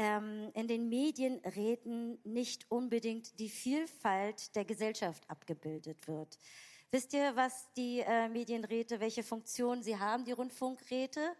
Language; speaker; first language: German; native; German